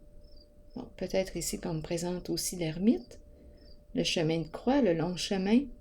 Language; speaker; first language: French; native; French